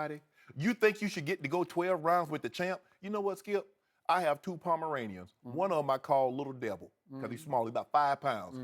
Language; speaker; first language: English; native; English